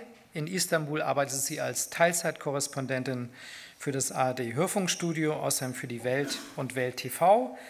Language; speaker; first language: German; native; German